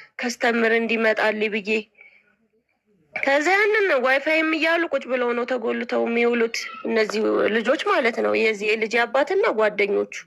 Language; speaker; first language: Amharic; native; Amharic